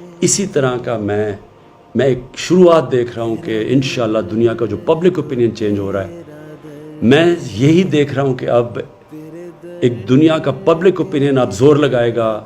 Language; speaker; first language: Urdu; native; Urdu